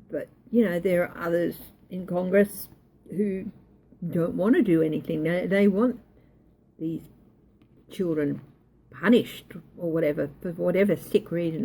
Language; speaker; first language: English; native; English